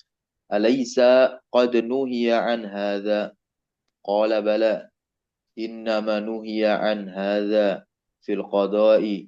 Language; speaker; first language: Arabic; non-native, fluent; Indonesian